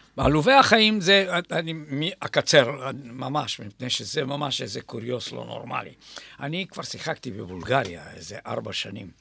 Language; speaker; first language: Hebrew; non-native, fluent; Bulgarian